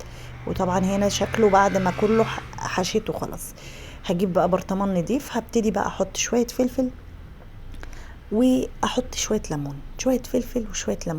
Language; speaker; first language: Arabic; native; Arabic